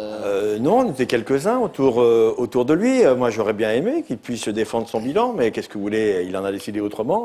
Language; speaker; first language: French; native; French